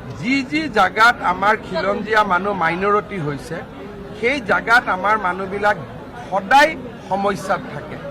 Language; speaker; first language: Assamese; native; Assamese